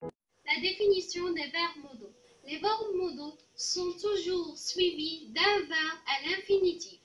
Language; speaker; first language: French; non-native, local second language; Arabic